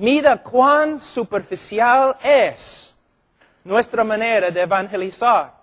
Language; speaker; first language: Spanish; non-native, fluent; English